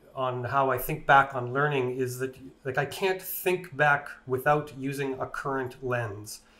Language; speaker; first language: English; native; English